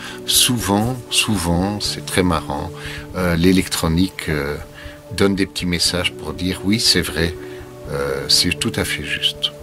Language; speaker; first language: French; native; French